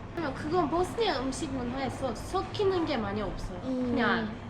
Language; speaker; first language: Korean; non-native, fluent; Turkish